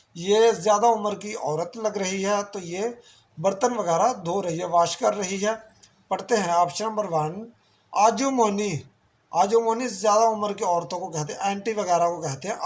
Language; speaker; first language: Urdu; non-native, local second language; Punjabi